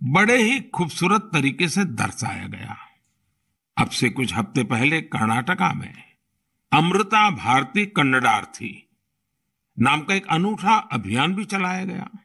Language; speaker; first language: Hindi; non-native, local second language; Gujarati